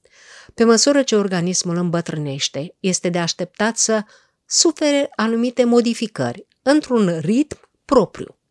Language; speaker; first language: Romanian; native; Romanian